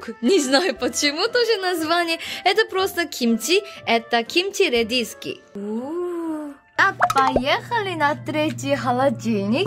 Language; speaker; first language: Russian; non-native, fluent; Korean